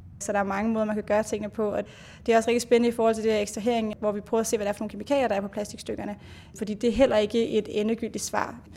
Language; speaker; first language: Danish; native; Danish